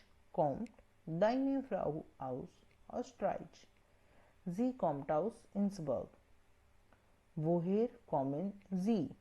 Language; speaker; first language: German; non-native, learner; Hindi